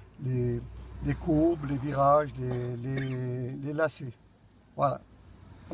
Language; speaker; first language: French; native; French